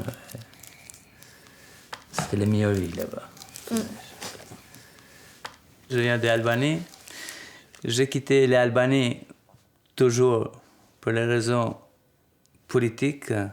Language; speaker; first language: French; non-native, learner; Albanian